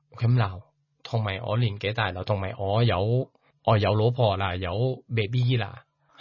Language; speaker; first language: Cantonese; non-native, fluent; Thai